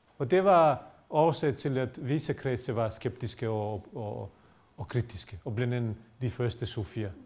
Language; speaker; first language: Danish; non-native, fluent; Bosnian